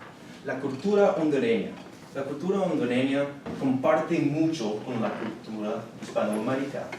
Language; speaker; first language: Spanish; non-native, learner; English